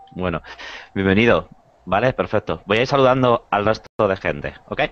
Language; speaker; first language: Spanish; native; Spanish